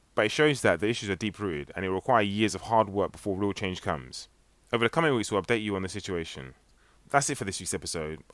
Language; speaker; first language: English; native; English